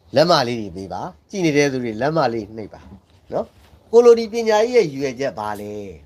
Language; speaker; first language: Burmese; native; Burmese